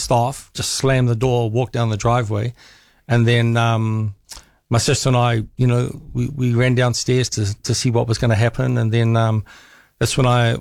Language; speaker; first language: English; native; English